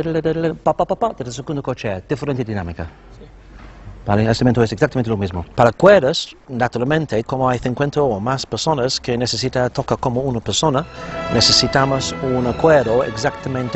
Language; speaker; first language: Spanish; non-native, fluent; English